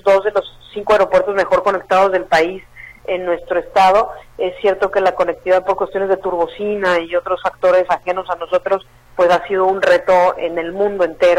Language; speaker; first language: Spanish; native; Spanish